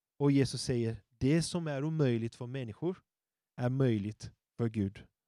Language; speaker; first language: Swedish; non-native, fluent; Portuguese